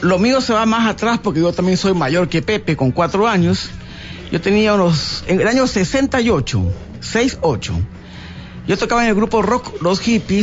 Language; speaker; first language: Spanish; native; Spanish